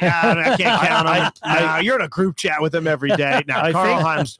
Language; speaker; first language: English; native; English